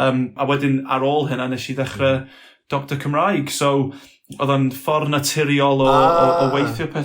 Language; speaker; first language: Welsh; non-native, local second language; English